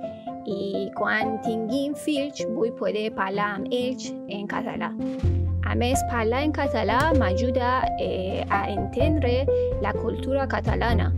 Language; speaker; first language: Catalan; non-native, learner; Persian